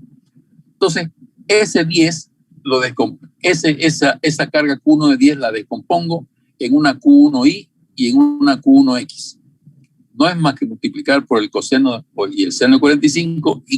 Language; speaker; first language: Spanish; native; Spanish